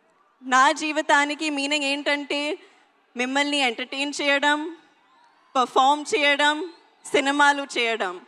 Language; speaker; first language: Telugu; non-native, learner; Hindi